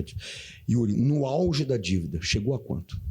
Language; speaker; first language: Portuguese; native; Portuguese